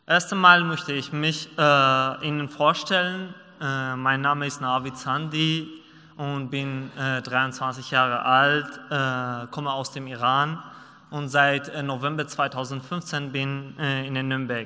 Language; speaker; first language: German; non-native, learner; Persian